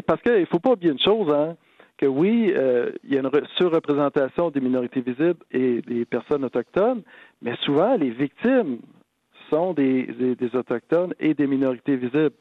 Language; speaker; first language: French; native; French